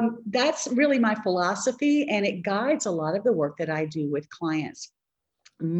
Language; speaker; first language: English; native; English